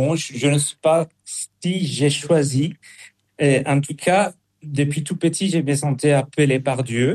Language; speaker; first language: French; non-native, fluent; Spanish